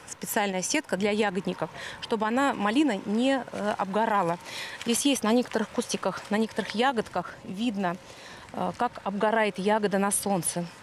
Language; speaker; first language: Russian; native; Russian